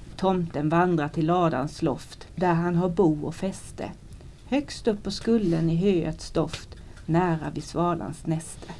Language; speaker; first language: Swedish; native; Swedish